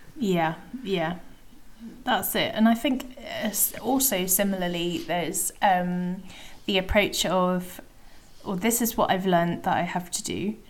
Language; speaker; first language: English; native; English